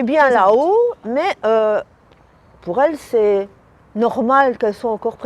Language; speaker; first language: French; native; French